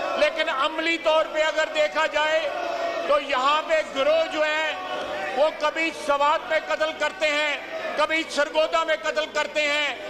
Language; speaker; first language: Urdu; native; Urdu